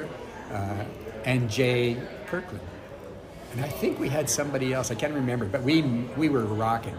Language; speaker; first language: English; native; English